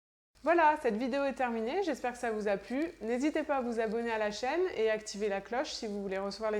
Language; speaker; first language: French; native; French